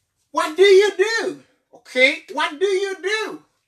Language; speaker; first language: English; non-native, fluent; Haitian Creole